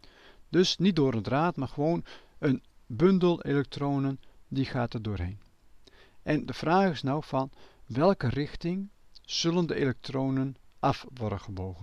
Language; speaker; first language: Dutch; native; Dutch